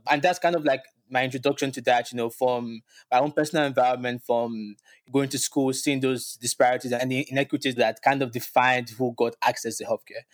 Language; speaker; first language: English; non-native, local second language; Yoruba